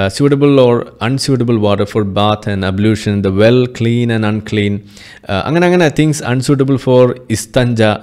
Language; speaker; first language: English; non-native, local second language; Malayalam